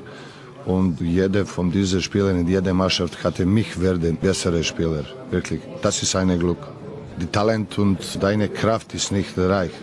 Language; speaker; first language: German; non-native, learner; Serbian